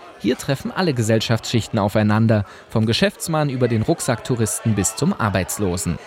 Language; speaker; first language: German; native; German